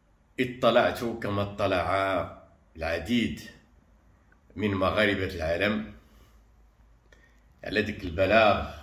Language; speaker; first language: Arabic; native; Arabic